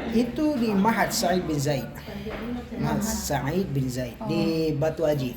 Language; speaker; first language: Indonesian; non-native, fluent; Thai